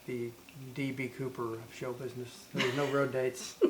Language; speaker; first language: English; native; English